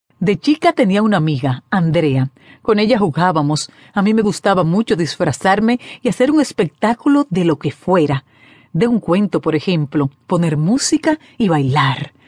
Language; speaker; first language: Spanish; native; Spanish